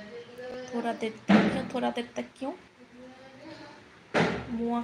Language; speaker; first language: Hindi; non-native, local second language; Bangla